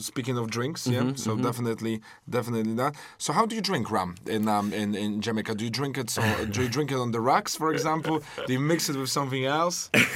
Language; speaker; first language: English; non-native, fluent; Polish